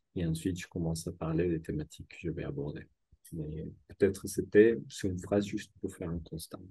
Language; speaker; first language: French; non-native, fluent; Spanish